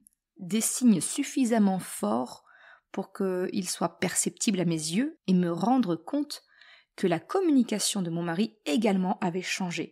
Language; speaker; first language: French; native; French